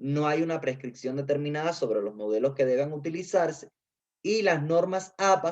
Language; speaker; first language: Spanish; native; Spanish